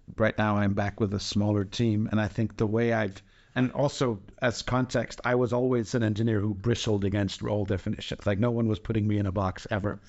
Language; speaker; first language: English; non-native, fluent; Danish